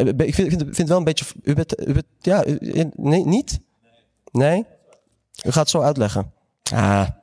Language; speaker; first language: Dutch; early bilingual, other home language; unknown